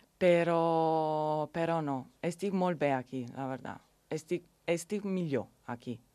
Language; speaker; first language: Catalan; non-native, learner; Italian